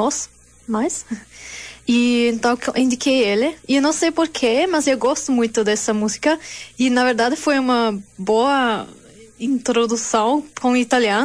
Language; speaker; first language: Portuguese; non-native, learner; German